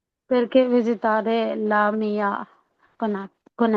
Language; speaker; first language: Italian; non-native, learner; Urdu